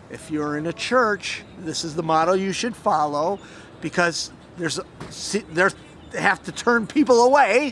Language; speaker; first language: English; native; English